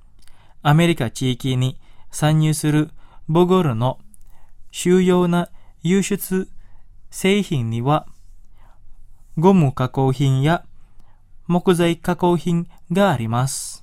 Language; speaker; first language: Japanese; non-native, fluent; Indonesian